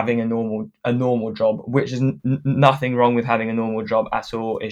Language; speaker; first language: English; non-native, fluent; French